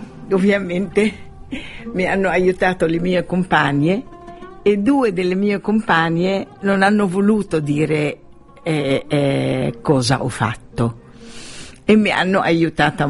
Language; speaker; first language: Italian; non-native, fluent; Arabic